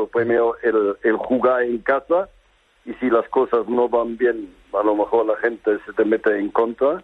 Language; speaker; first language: Spanish; non-native, fluent; German